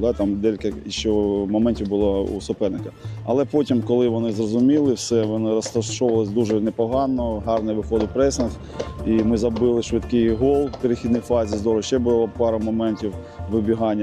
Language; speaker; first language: Ukrainian; native; Ukrainian